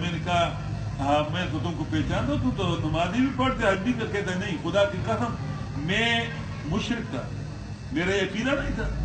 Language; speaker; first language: Urdu; non-native, local second language; Pashto